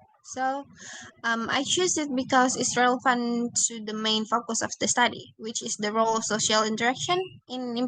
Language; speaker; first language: English; non-native, learner; Indonesian